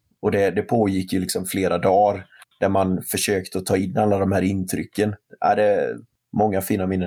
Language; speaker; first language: Swedish; native; Swedish